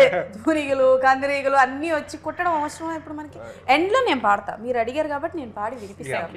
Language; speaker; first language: Telugu; native; Telugu